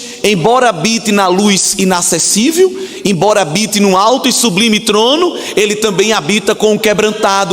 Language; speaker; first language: Portuguese; native; Portuguese